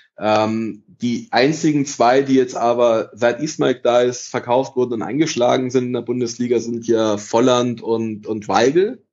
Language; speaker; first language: German; early bilingual, other home language; Italian